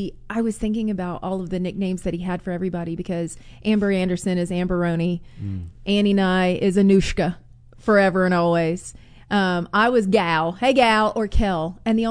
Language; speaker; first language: English; native; English